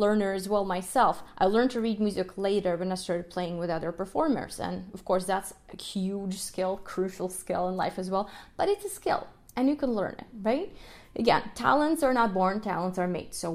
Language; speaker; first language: English; non-native, fluent; Russian